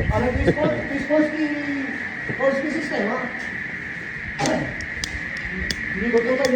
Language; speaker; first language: Polish; non-native, learner; Filipino